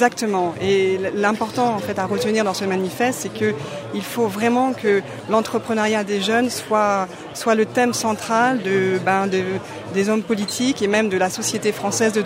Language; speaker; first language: French; native; French